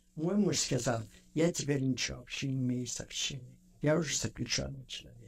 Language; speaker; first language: Russian; native; Russian